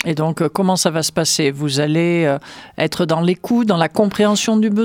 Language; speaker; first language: French; native; French